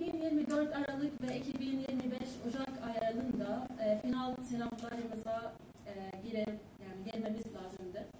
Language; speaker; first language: Turkish; non-native, learner; Arabic